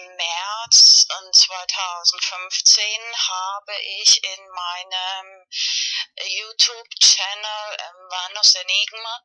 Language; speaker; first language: German; non-native, fluent; Spanish